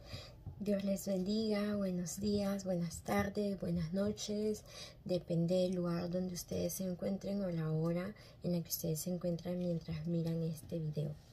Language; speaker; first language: Spanish; native; Spanish